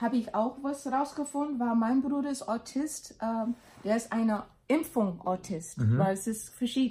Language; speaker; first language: German; non-native, learner; English